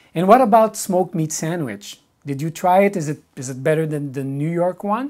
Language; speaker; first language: English; non-native, fluent; French